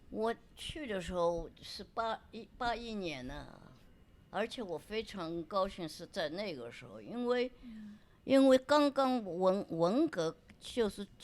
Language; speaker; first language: Chinese; non-native, local second language; Wu Chinese